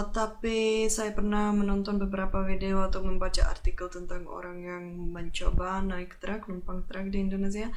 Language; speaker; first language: Indonesian; non-native, fluent; Czech